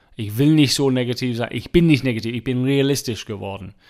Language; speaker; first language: German; non-native, fluent; English